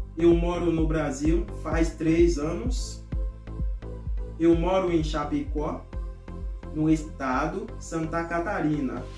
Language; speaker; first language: Portuguese; non-native, learner; Haitian Creole